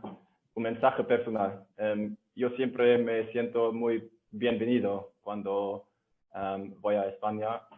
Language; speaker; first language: Spanish; non-native, fluent; German